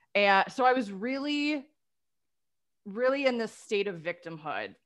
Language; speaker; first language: English; native; English